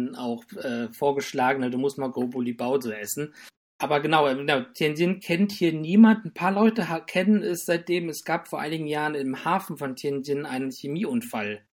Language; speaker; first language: German; native; German